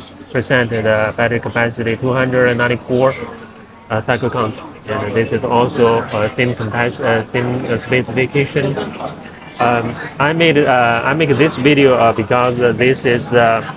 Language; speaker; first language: English; non-native, learner; Chinese